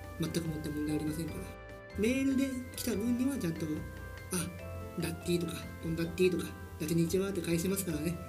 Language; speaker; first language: Japanese; native; Japanese